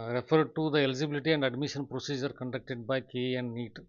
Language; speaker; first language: English; non-native, local second language; Kannada